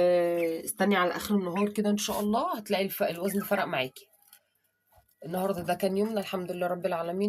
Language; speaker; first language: Arabic; native; Arabic